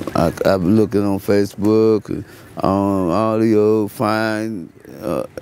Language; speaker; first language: English; native; English